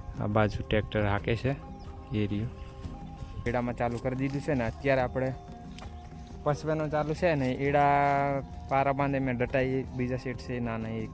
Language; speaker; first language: Gujarati; native; Gujarati